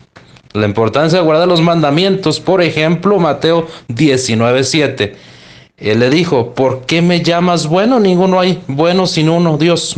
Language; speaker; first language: Spanish; native; Spanish